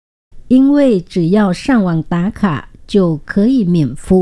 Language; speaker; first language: Chinese; non-native, fluent; Vietnamese